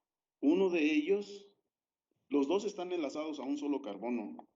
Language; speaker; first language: Spanish; native; Spanish